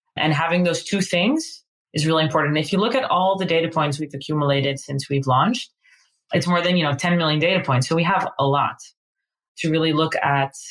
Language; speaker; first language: English; non-native, fluent; Dutch